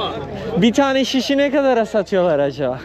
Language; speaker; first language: Turkish; native; Turkish